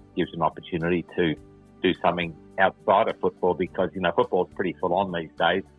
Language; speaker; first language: English; native; English